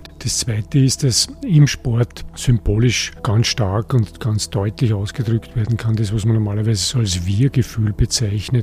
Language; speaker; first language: German; native; German